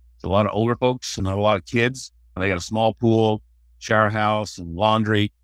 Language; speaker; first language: English; native; English